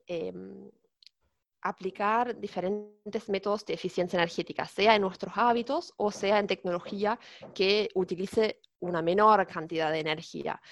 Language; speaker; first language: Spanish; non-native, fluent; German